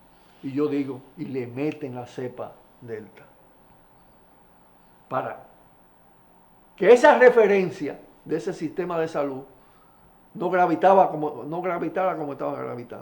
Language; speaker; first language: Spanish; native; Spanish